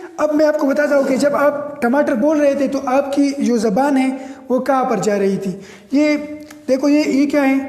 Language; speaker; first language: Urdu; non-native, local second language; Pashto